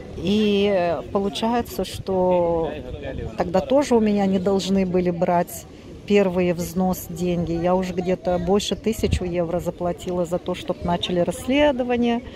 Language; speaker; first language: Russian; native; Russian